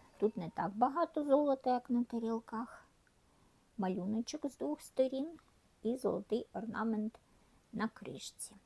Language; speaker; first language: Ukrainian; non-native, local second language; Russian